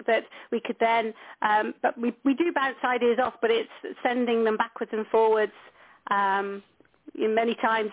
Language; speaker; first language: English; native; English